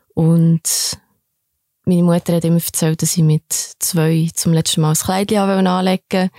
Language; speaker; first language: German; early bilingual, other home language; Albanian